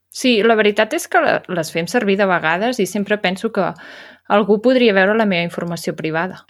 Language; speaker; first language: Catalan; native; Catalan